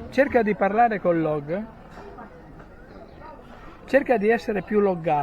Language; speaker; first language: Italian; native; Italian